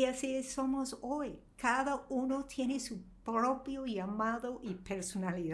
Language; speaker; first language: Spanish; non-native, fluent; English